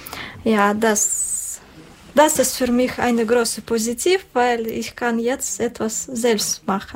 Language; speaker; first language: German; non-native, learner; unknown